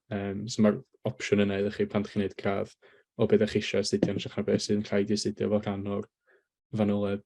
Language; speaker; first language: Welsh; native; Welsh